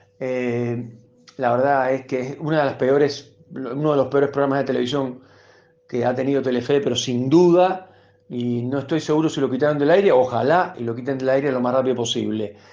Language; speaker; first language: Spanish; native; Spanish